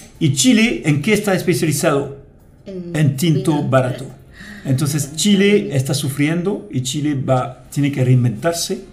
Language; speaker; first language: Spanish; non-native, fluent; French